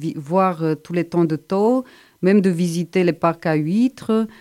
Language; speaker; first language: French; non-native, fluent; Romanian